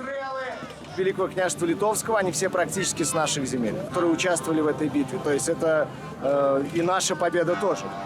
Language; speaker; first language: Russian; native; Russian